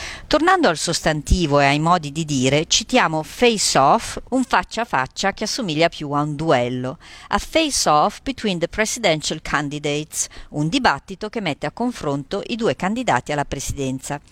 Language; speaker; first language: Italian; native; Italian